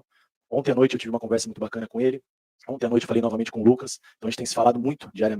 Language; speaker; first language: Portuguese; native; Portuguese